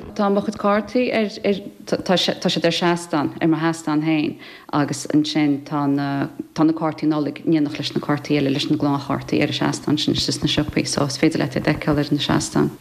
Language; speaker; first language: Irish; native; Irish